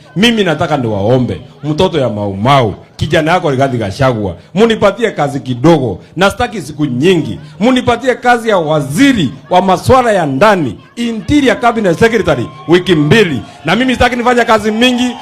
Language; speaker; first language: Swahili; non-native, local second language; Kikuyu